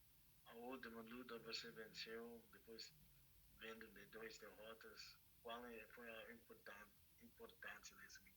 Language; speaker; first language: Portuguese; non-native, fluent; English